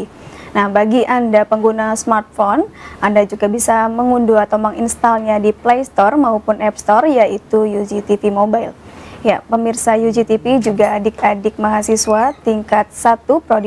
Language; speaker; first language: Indonesian; native; Indonesian